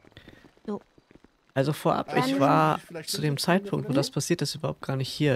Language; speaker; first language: German; native; German